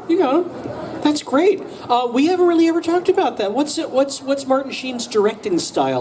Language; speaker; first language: English; native; English